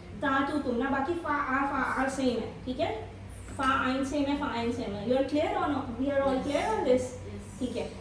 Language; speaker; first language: Urdu; native; Urdu